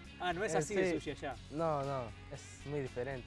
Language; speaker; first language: Spanish; non-native, fluent; Japanese